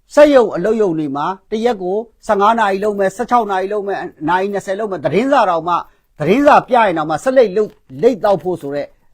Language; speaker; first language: Burmese; non-native, local second language; Kachin